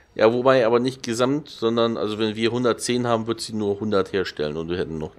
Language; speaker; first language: German; native; German